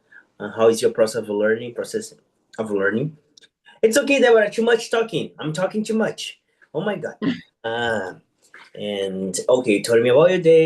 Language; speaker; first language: English; non-native, fluent; Portuguese